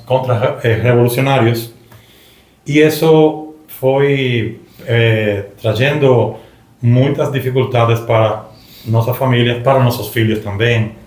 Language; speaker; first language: Portuguese; non-native, learner; Spanish